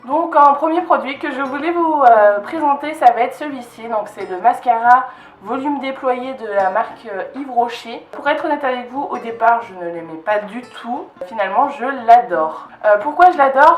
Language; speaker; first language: French; native; French